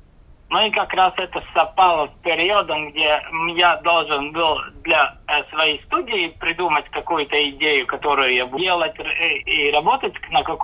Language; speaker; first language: Russian; non-native, local second language; Latvian